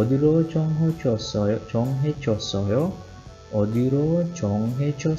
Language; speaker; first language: Korean; non-native, learner; Sinhala